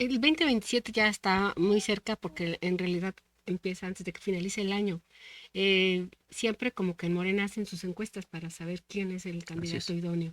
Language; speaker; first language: Spanish; native; Spanish